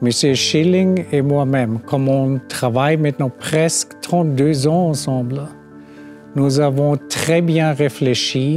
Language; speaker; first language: French; non-native, fluent; German